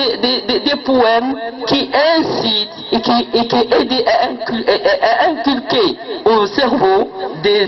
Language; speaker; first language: French; non-native, local second language; Arabic